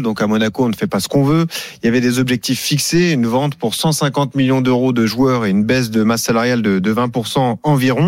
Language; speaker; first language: French; native; French